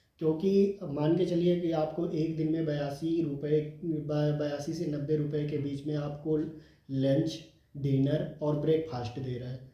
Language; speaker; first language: Hindi; native; Hindi